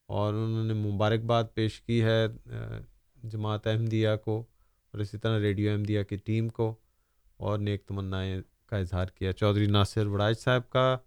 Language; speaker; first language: Urdu; native; Urdu